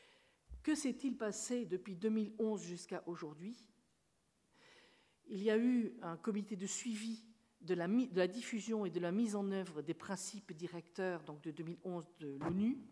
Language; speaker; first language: French; native; French